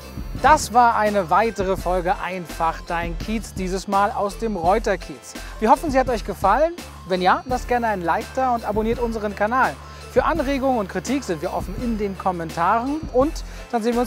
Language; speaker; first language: German; native; German